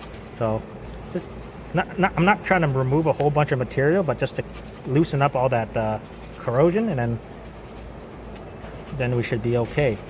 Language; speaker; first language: English; native; English